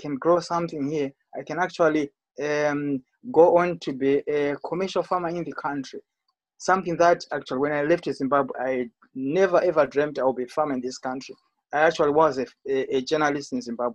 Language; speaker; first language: English; non-native, local second language; Shona